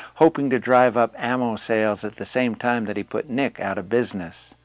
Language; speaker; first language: English; native; English